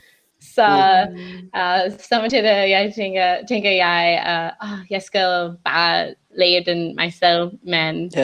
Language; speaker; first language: Danish; non-native, learner; English